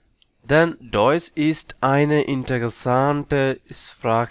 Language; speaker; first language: German; non-native, learner; Bangla